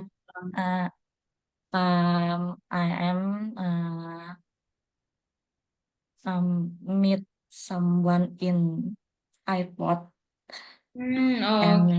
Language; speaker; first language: English; non-native, learner; Indonesian